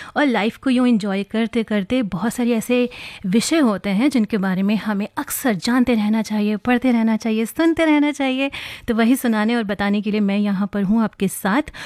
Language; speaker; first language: Hindi; native; Hindi